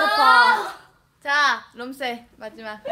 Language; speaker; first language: Korean; native; Korean